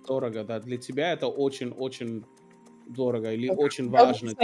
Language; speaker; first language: Russian; non-native, learner; English